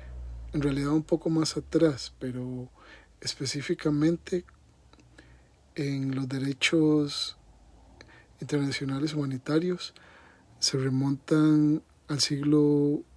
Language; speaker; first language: Spanish; native; Spanish